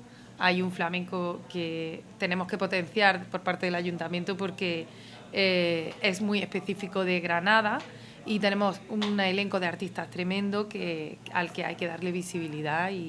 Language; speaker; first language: Spanish; native; Spanish